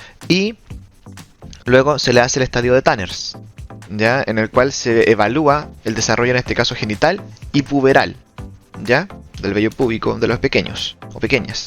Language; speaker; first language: Spanish; native; Spanish